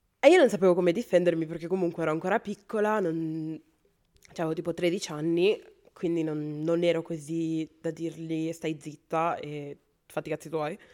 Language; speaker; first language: Italian; non-native, fluent; Spanish